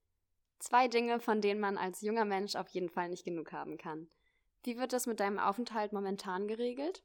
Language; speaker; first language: German; native; German